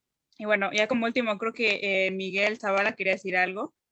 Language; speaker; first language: Spanish; native; Spanish